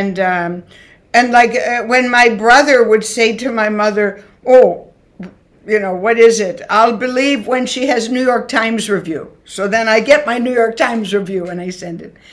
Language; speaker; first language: English; native; English